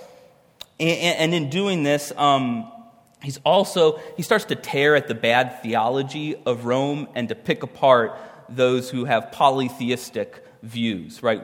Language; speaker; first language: English; native; English